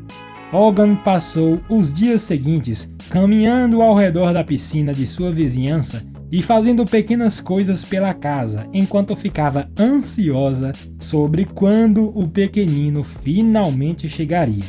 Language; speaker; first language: Portuguese; native; Portuguese